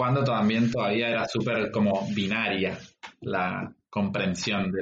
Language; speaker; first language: Spanish; native; Spanish